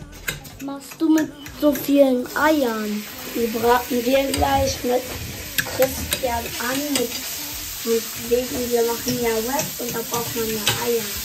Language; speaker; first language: German; early bilingual, other home language; Lingala